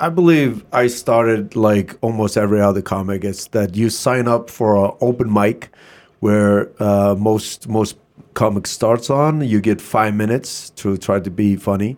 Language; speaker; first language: English; non-native, fluent; Icelandic